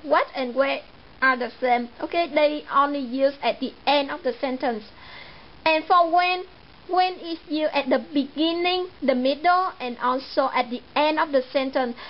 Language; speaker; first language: English; non-native, fluent; Vietnamese